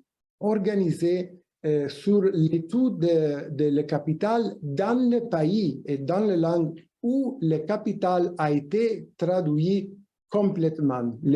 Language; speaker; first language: French; non-native, fluent; Italian